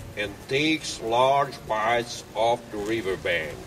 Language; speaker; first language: English; non-native, fluent; Hungarian